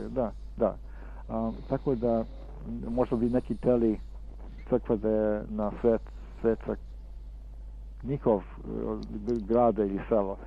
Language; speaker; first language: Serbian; early bilingual, heritage; Serbian